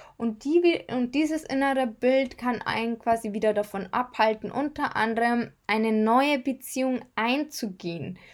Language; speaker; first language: German; native; German